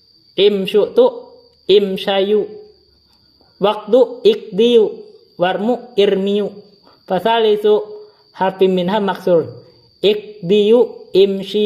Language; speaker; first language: Arabic; non-native, fluent; Indonesian